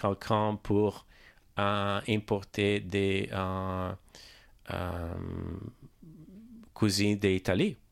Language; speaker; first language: French; non-native, learner; Italian